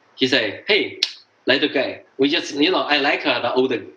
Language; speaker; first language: English; non-native, learner; Chinese